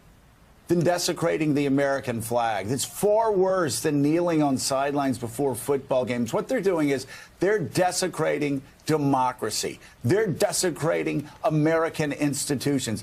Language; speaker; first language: English; native; English